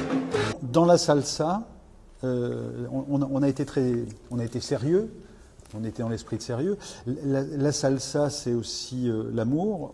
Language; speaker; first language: French; native; French